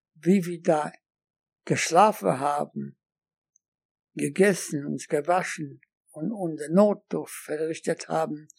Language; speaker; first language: German; non-native, fluent; Polish